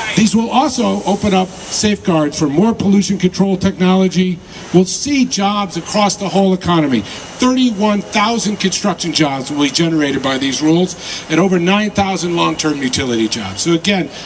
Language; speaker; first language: English; native; English